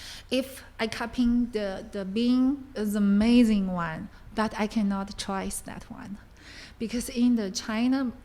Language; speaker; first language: English; non-native, learner; Chinese